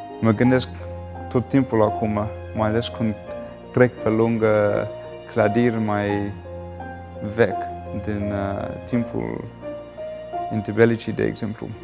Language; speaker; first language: Romanian; non-native, fluent; English